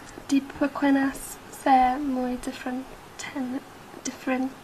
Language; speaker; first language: Spanish; non-native, learner; English